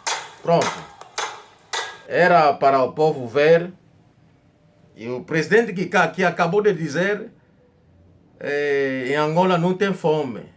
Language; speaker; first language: Portuguese; non-native, local second language; Kongo